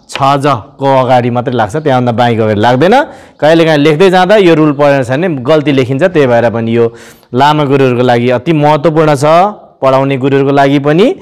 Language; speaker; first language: Nepali; non-native, local second language; Eastern Tamang